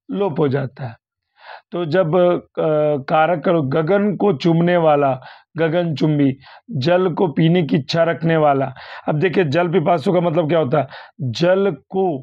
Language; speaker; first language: Hindi; native; Hindi